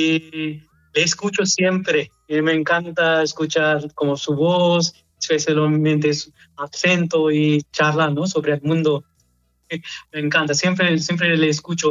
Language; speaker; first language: Spanish; non-native, learner; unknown